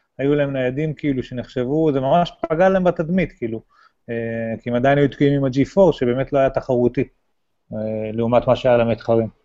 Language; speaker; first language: Hebrew; native; Hebrew